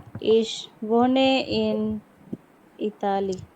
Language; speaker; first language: German; non-native, learner; Bangla